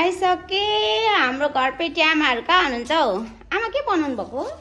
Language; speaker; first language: Nepali; native; Nepali